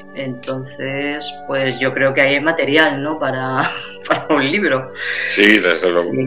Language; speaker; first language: Spanish; native; Spanish